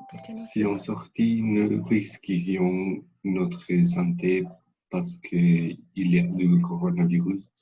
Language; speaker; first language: French; non-native, learner; Spanish